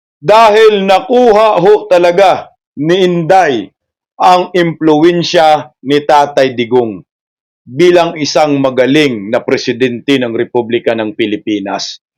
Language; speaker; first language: Filipino; non-native, local second language; Cebuano